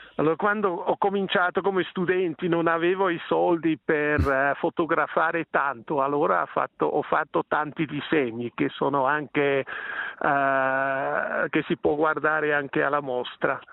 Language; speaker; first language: Italian; non-native, local second language; German